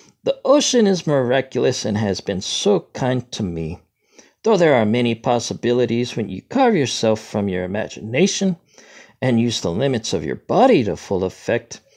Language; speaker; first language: English; native; English